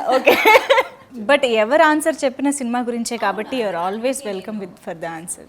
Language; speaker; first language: Telugu; native; Telugu